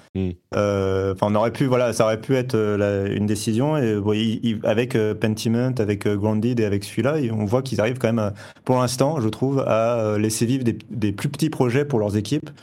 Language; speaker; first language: French; native; French